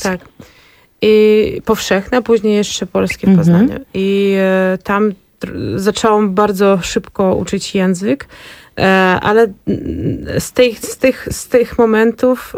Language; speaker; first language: Polish; non-native, learner; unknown